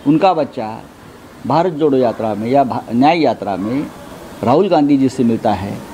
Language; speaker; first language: Hindi; non-native, local second language; Marathi